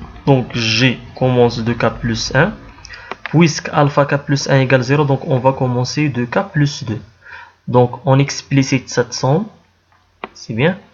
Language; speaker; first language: French; non-native, local second language; Arabic